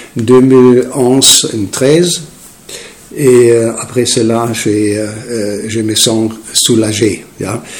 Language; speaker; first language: French; non-native, learner; German